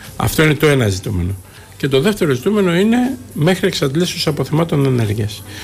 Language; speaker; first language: Greek; native; Greek